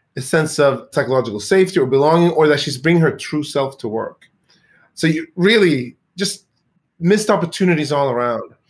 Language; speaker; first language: English; early bilingual, other home language; Swedish